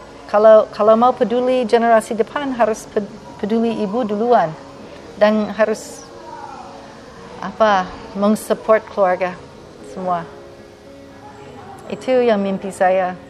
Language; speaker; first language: Indonesian; non-native, fluent; English